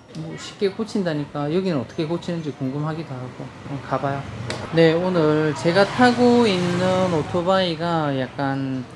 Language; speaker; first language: Korean; native; Korean